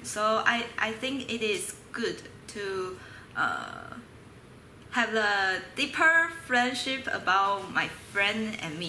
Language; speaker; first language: English; non-native, learner; Chinese